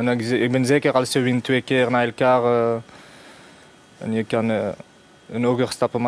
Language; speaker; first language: Dutch; non-native, fluent; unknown